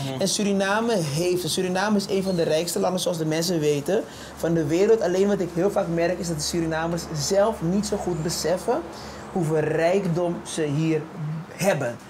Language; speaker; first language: Dutch; early bilingual, other home language; Papiamento